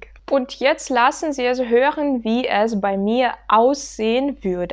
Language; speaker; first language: German; non-native, fluent; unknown